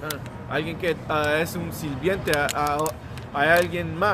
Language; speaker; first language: Spanish; early bilingual, heritage; Spanish